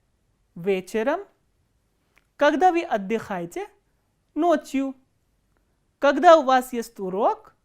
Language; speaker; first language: Russian; non-native, fluent; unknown